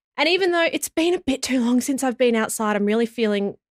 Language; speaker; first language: English; native; English